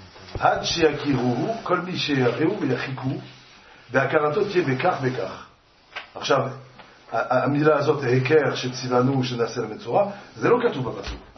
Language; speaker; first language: Hebrew; non-native, fluent; French